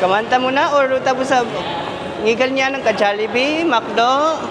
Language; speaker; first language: Filipino; native; Filipino